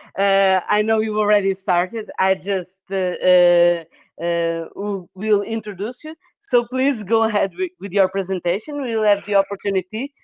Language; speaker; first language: English; non-native, fluent; Portuguese